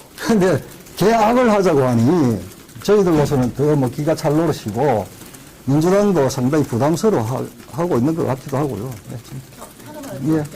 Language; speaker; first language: Korean; native; Korean